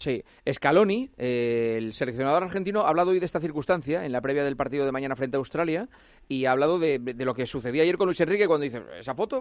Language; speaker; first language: Spanish; native; Spanish